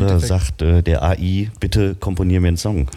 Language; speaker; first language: German; native; German